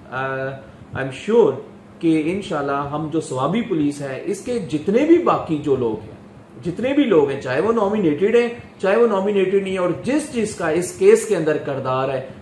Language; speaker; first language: Urdu; non-native, local second language; Pashto